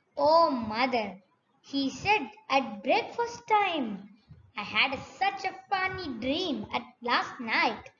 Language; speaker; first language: English; non-native, local second language; Tamil